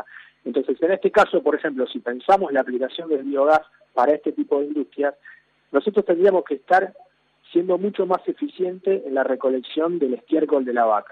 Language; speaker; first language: Spanish; native; Spanish